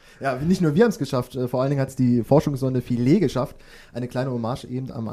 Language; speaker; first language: German; native; German